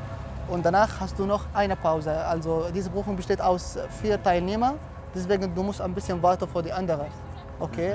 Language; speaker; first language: German; non-native, fluent; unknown